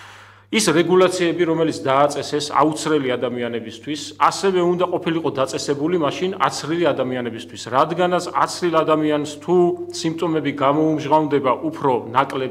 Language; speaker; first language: Georgian; native; Georgian